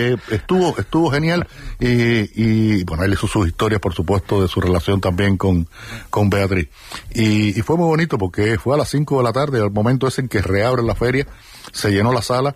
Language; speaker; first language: Spanish; native; Spanish